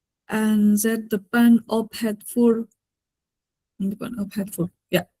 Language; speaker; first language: Dutch; non-native, learner; Indonesian